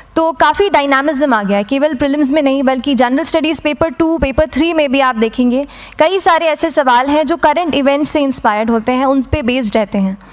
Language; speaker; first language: Hindi; native; Hindi